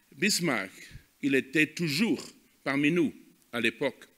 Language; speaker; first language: French; non-native, fluent; German